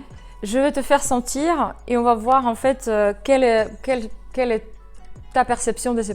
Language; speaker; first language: French; non-native, fluent; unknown